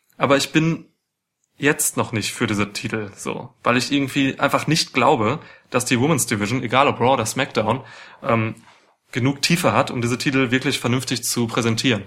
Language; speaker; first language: German; native; German